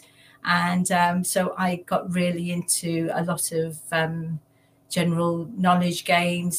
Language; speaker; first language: English; native; English